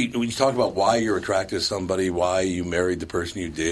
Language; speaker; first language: English; native; English